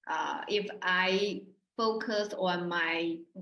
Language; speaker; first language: English; non-native, learner; Chinese